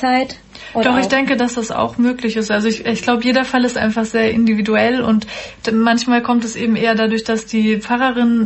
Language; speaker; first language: German; native; German